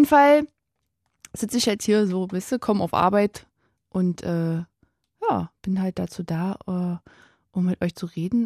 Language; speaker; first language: German; native; German